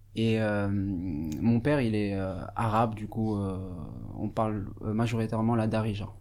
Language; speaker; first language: French; non-native, local second language; Arabic